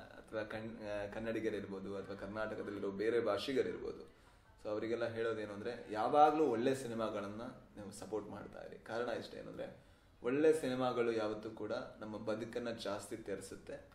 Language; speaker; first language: Kannada; non-native, local second language; Tulu